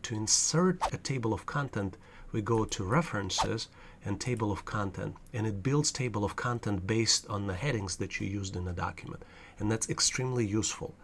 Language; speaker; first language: English; non-native, fluent; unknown